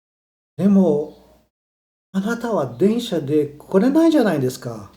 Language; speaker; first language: Japanese; non-native, fluent; Portuguese